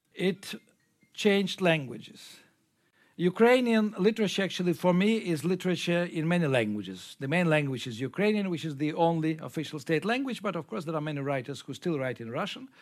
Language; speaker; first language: English; non-native, fluent; Ukrainian